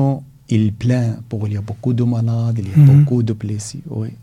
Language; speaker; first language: French; non-native, learner; Arabic